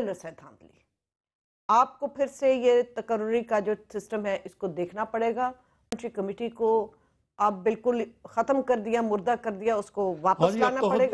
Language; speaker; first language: Urdu; native; Urdu